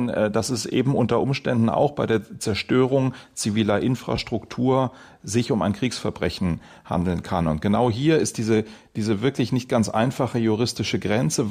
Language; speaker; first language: German; native; German